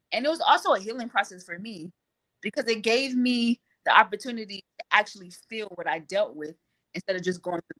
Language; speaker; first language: English; native; English